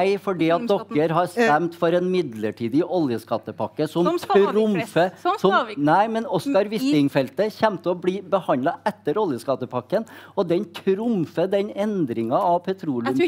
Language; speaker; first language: Norwegian; native; Norwegian